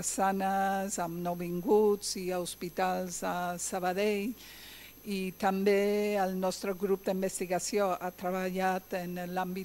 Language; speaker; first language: Catalan; non-native, fluent; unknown